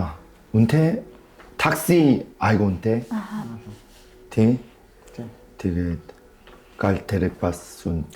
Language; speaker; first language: Mongolian; non-native, fluent; Korean